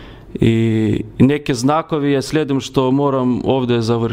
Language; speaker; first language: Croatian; non-native, learner; Lithuanian